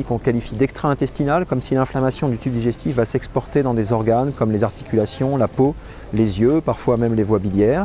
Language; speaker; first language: French; native; French